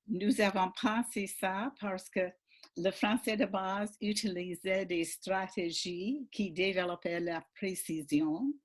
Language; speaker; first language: French; non-native, fluent; English